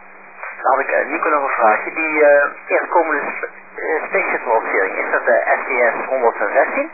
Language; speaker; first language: Dutch; native; Dutch